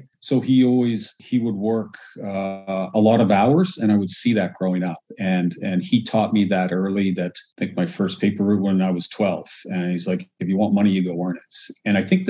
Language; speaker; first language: English; native; English